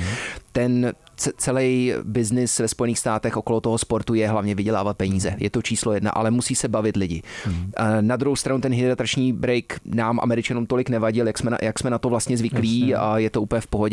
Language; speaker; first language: Czech; early bilingual, heritage; Czech